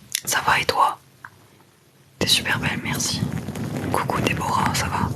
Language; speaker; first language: French; native; French